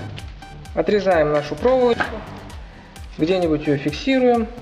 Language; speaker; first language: Russian; native; Russian